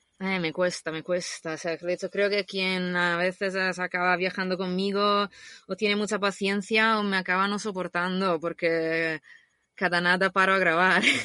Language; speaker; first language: Spanish; non-native, fluent; Italian